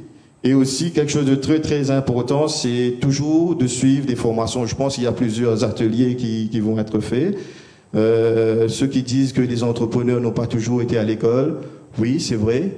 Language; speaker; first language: French; native; French